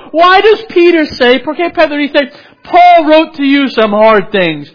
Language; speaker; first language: English; native; English